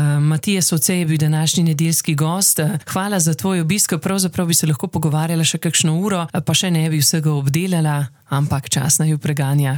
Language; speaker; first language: Slovenian; native; Slovenian